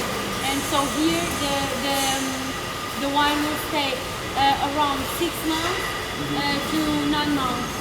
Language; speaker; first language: English; non-native, fluent; Portuguese